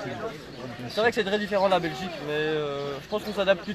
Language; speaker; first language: French; native; French